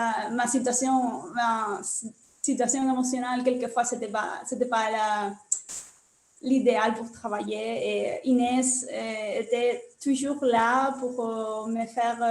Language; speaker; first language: French; non-native, learner; Spanish